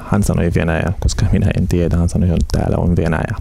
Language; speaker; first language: Finnish; non-native, learner; Arabic